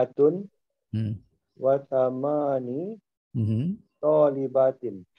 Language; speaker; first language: Arabic; non-native, learner; Malay